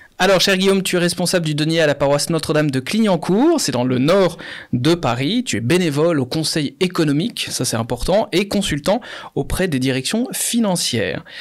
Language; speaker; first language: French; native; French